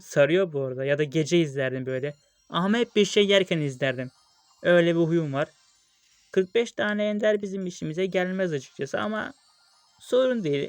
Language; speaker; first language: Turkish; native; Turkish